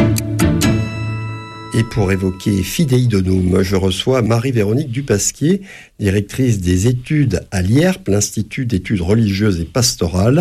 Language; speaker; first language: French; native; French